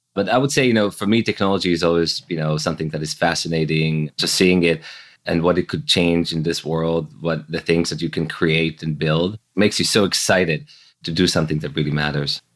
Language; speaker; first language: English; non-native, fluent; Hebrew